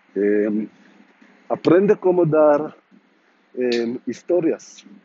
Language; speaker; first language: Spanish; non-native, learner; Hebrew